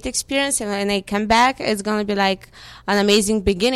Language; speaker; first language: English; non-native, fluent; Bulgarian